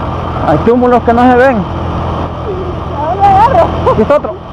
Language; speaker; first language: Spanish; native; Spanish